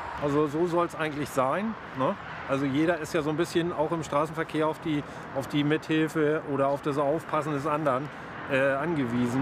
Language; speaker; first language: German; native; German